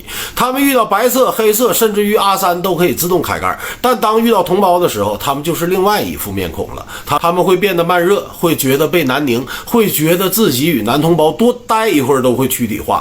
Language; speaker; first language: Chinese; native; Chinese